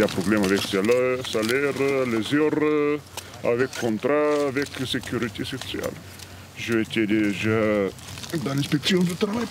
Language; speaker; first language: French; non-native, learner; Bulgarian